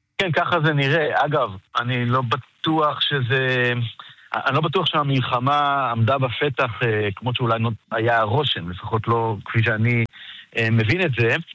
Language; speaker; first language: Hebrew; native; Hebrew